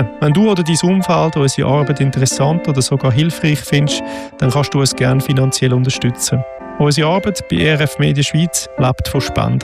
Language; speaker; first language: German; native; German